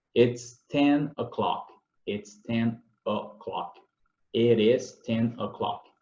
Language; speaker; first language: English; non-native, fluent; Portuguese